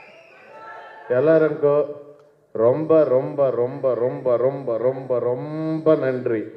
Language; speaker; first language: Tamil; non-native, learner; Telugu